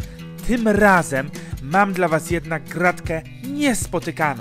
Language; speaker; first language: Polish; native; Polish